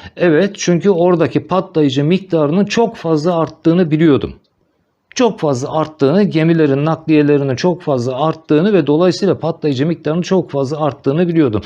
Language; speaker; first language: Turkish; native; Turkish